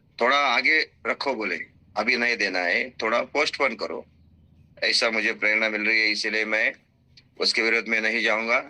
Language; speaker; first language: Hindi; non-native, local second language; Marathi